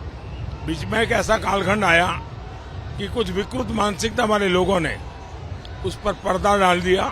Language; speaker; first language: Hindi; non-native, local second language; Gujarati